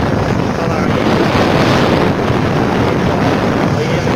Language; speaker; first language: French; native; French